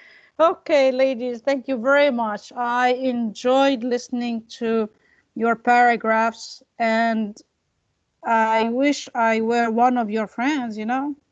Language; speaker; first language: English; non-native, fluent; Arabic